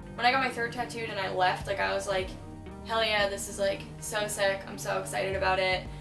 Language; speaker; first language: English; native; English